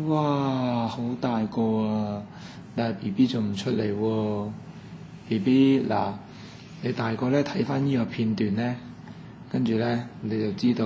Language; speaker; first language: Cantonese; native; Cantonese